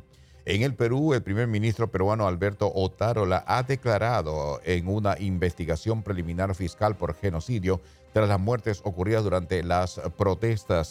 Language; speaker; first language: Spanish; native; Spanish